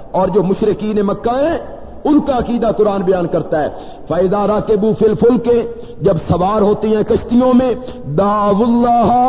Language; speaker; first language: Urdu; non-native, local second language; Punjabi